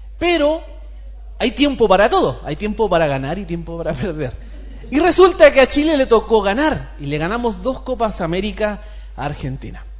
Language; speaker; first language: Spanish; native; Spanish